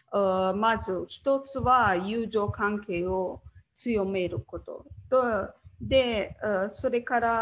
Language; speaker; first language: Japanese; non-native, learner; Slovenian